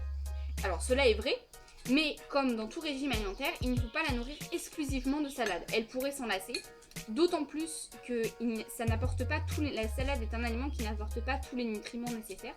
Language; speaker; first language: French; native; French